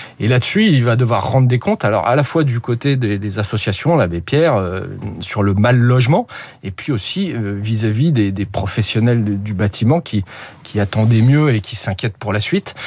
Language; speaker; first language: French; native; French